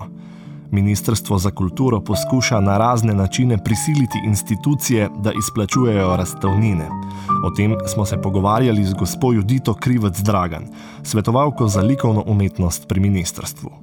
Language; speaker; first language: Slovenian; native; Slovenian